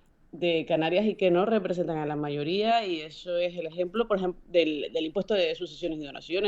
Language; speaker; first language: Spanish; native; Spanish